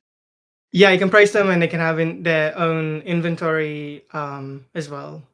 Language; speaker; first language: English; native; English